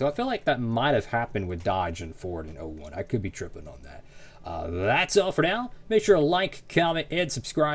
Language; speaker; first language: English; native; English